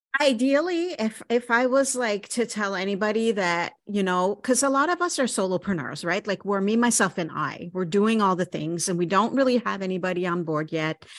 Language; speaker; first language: English; native; English